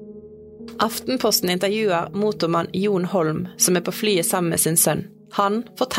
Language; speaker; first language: Norwegian; native; Norwegian